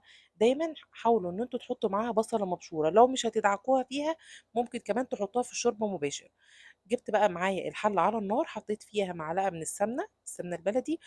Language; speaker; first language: Arabic; native; Arabic